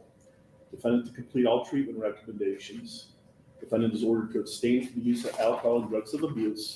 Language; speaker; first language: English; native; English